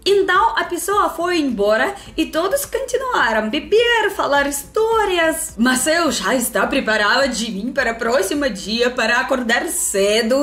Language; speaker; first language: Portuguese; non-native, fluent; Russian